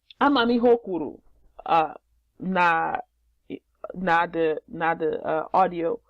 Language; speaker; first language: Igbo; non-native, learner; English